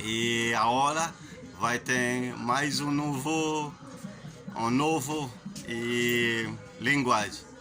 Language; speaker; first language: Portuguese; non-native, learner; Haitian Creole